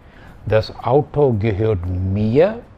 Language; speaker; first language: German; non-native, fluent; Malayalam